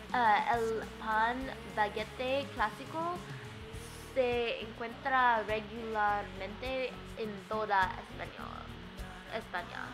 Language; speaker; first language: Spanish; non-native, learner; English